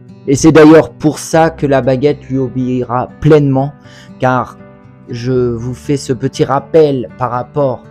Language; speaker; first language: French; native; French